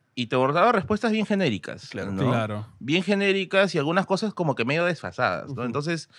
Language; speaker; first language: Spanish; native; Spanish